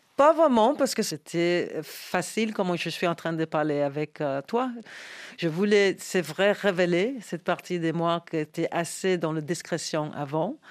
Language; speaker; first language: French; non-native, fluent; English